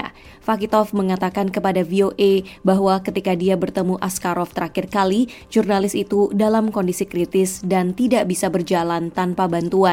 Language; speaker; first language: Indonesian; native; Indonesian